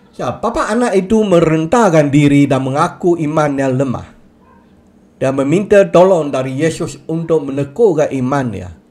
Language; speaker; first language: Malay; non-native, local second language; Chinese